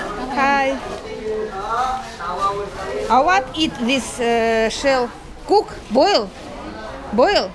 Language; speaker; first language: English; non-native, learner; Russian